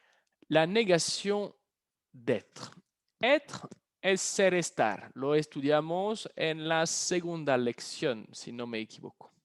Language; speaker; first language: Spanish; non-native, fluent; French